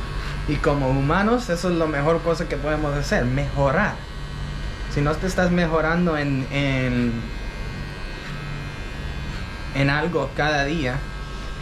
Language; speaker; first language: Spanish; early bilingual, heritage; Spanish